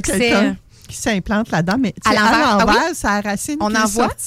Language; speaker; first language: French; native; French